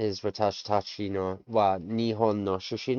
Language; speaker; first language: Japanese; non-native, learner; English